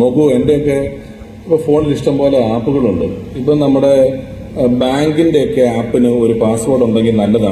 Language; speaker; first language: Malayalam; native; Malayalam